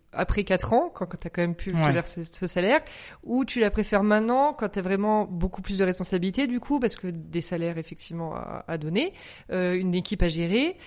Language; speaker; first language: French; native; French